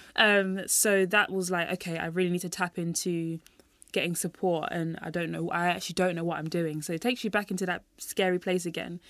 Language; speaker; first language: English; native; English